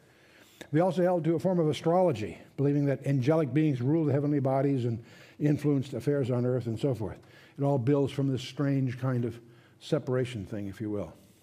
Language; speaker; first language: English; native; English